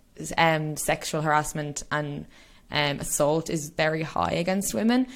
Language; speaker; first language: English; native; English